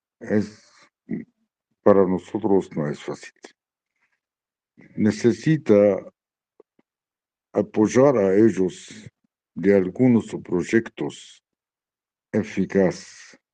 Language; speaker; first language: Spanish; non-native, learner; Arabic